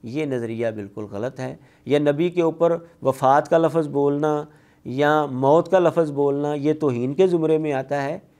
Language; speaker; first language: Urdu; non-native, local second language; Punjabi